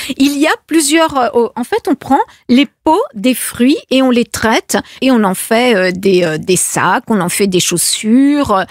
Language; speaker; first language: French; native; French